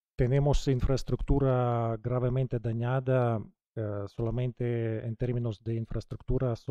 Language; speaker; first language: Spanish; non-native, fluent; Ukrainian